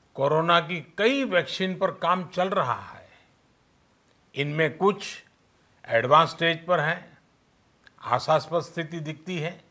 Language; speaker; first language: Hindi; non-native, local second language; Gujarati